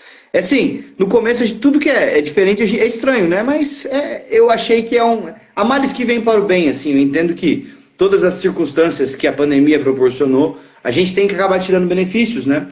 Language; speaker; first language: Portuguese; native; Portuguese